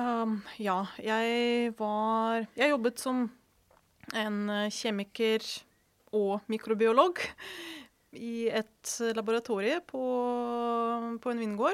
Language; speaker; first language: Norwegian; non-native, fluent; Ukrainian